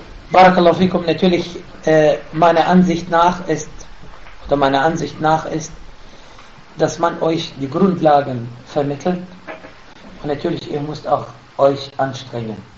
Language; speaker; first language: German; non-native, fluent; Arabic